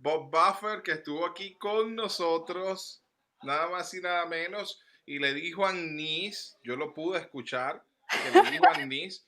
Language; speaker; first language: Spanish; native; Spanish